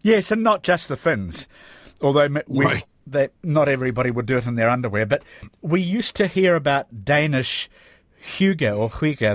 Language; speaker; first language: English; native; English